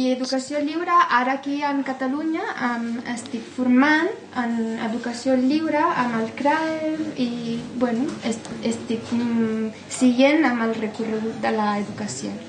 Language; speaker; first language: Catalan; non-native, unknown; English